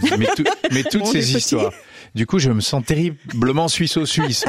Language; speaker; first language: French; native; French